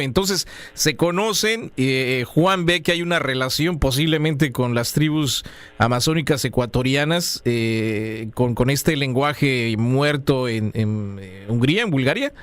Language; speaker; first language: Spanish; native; Spanish